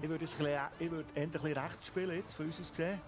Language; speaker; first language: German; native; German